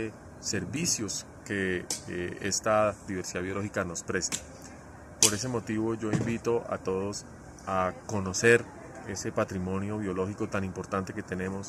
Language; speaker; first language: Spanish; native; Spanish